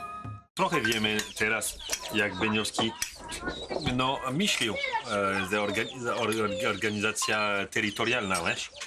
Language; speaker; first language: Polish; non-native, learner; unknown